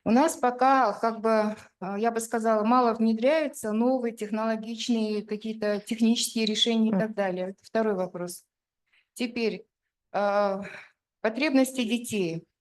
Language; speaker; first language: Russian; native; Russian